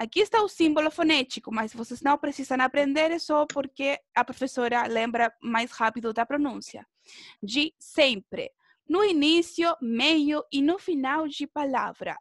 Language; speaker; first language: Portuguese; non-native, fluent; Spanish